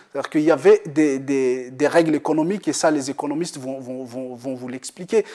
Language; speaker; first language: French; non-native, local second language; Kabyle